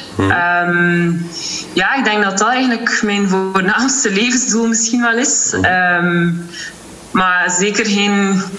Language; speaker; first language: Dutch; native; Dutch